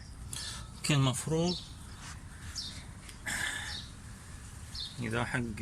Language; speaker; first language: Arabic; native; Arabic